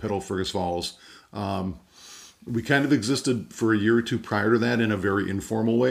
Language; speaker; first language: English; native; English